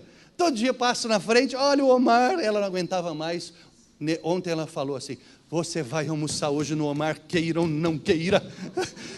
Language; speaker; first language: Portuguese; native; Portuguese